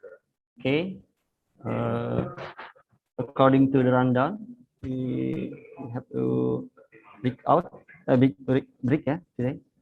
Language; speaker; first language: English; non-native, fluent; Indonesian